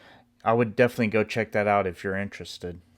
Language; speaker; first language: English; native; English